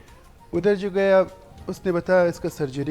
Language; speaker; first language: Hindi; non-native, learner; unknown